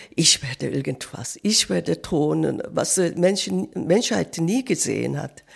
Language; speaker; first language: German; non-native, fluent; Korean